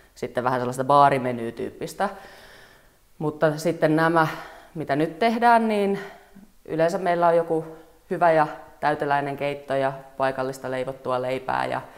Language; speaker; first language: Finnish; native; Finnish